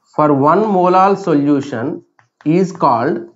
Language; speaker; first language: English; non-native, local second language; Telugu